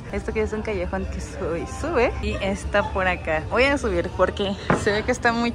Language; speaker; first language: Spanish; native; Spanish